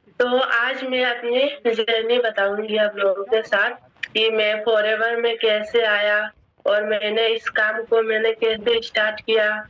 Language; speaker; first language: Hindi; non-native, local second language; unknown